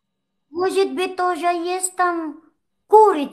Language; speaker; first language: Russian; non-native, learner; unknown